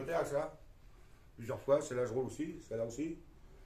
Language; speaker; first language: French; native; French